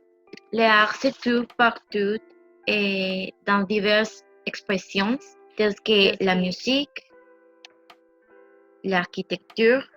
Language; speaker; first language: French; non-native, learner; Spanish